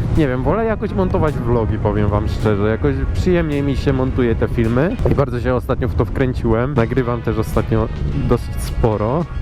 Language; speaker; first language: Polish; native; Polish